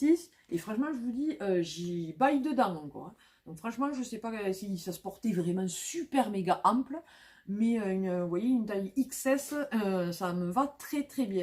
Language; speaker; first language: French; native; French